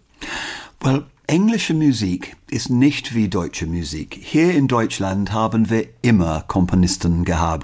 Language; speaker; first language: German; non-native, learner; English